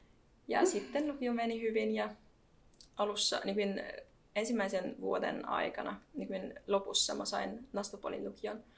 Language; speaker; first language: Finnish; non-native, fluent; Arabic